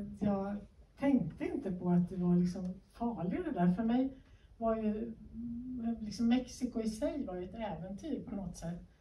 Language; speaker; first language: Swedish; native; Swedish